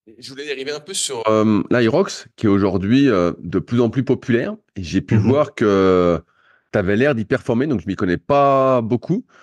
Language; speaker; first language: French; native; French